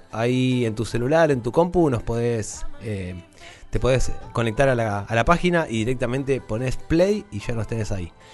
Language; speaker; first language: Spanish; native; Spanish